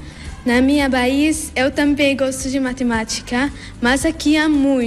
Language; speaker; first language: Portuguese; non-native, learner; Arabic